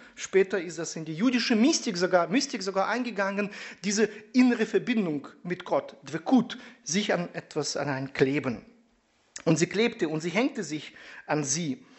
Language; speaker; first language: German; non-native, fluent; Russian